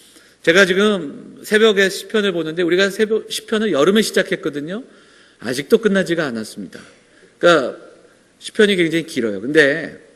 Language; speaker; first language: Korean; native; Korean